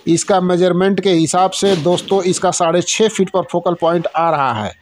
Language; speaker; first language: Hindi; native; Hindi